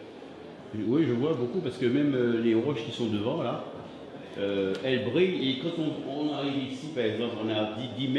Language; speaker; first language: French; native; French